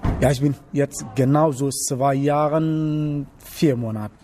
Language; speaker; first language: German; non-native, learner; Wolof